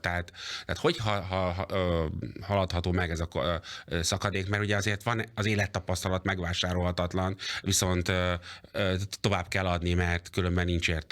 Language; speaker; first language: Hungarian; native; Hungarian